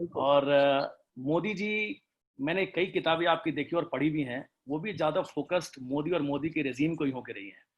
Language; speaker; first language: Hindi; native; Hindi